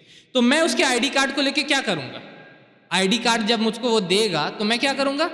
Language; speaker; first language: Urdu; native; Urdu